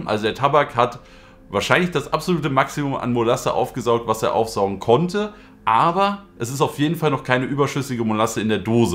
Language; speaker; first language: German; native; German